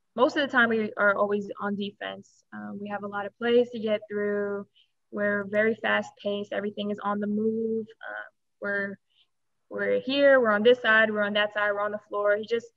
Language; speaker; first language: English; native; English